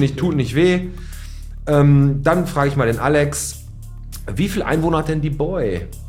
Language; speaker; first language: German; native; German